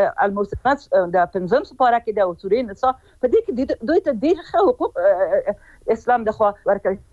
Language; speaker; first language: Pashto; non-native, local second language; Persian